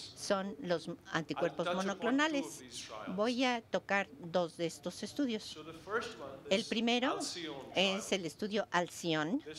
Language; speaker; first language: Spanish; non-native, fluent; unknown